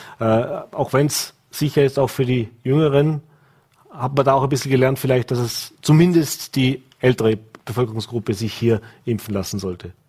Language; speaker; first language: German; native; German